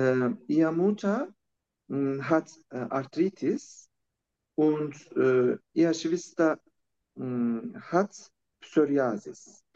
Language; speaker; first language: German; non-native, learner; Turkish